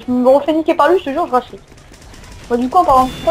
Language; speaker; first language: French; native; French